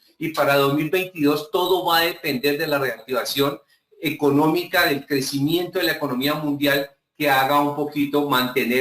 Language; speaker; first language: Spanish; native; Spanish